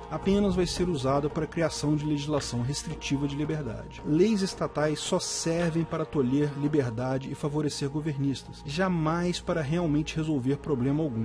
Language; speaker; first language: Portuguese; native; Portuguese